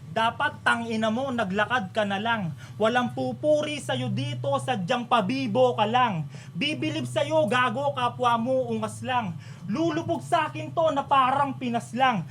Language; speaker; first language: Filipino; non-native, local second language; Pampanga